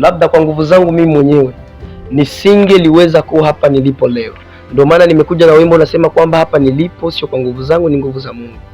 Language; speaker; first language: Swahili; non-native, local second language; Rundi